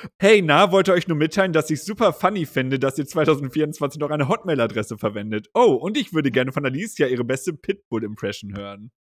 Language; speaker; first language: German; native; German